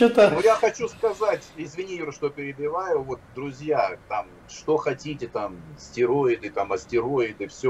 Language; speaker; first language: Russian; native; Russian